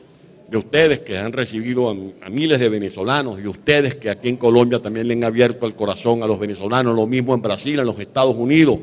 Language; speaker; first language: Spanish; native; Spanish